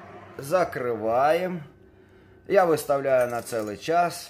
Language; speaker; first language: Russian; native; Russian